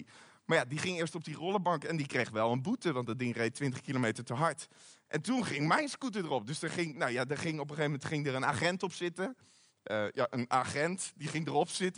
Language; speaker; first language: Dutch; native; Dutch